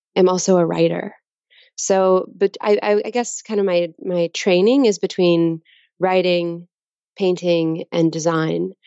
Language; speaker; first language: English; native; English